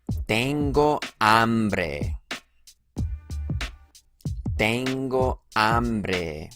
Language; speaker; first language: Spanish; non-native, fluent; English